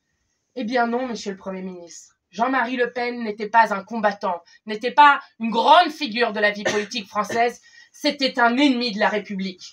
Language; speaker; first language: French; native; French